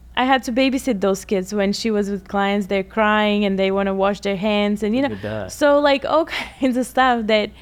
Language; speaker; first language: English; non-native, fluent; Bulgarian